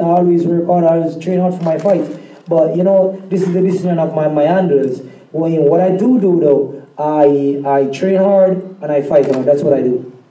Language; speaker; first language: English; native; English